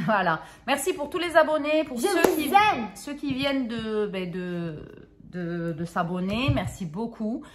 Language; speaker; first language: French; native; French